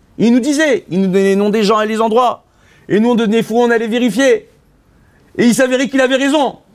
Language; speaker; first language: French; native; French